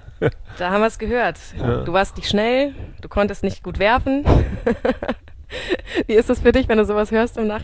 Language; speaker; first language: German; native; German